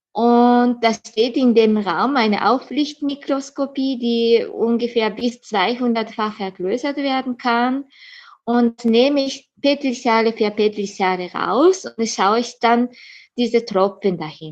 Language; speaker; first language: German; non-native, fluent; Japanese